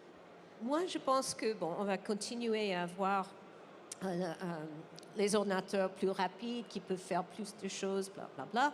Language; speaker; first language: French; non-native, fluent; English